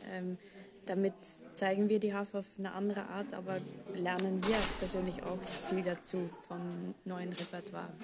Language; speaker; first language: German; non-native, fluent; Dutch